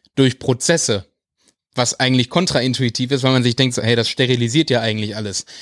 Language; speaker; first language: German; native; German